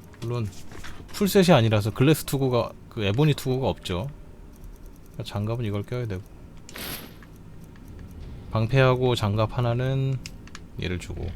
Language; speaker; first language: Korean; native; Korean